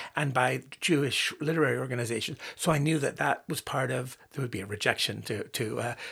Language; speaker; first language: English; native; English